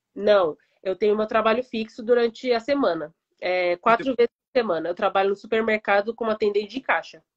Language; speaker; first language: Portuguese; early bilingual, heritage; Japanese